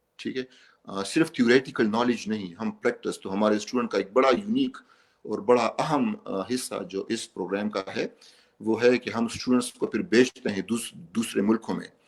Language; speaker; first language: Urdu; non-native, local second language; Pashto